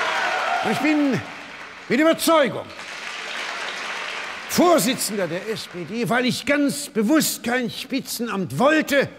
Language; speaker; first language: German; native; German